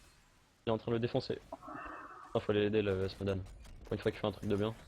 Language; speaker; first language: French; native; French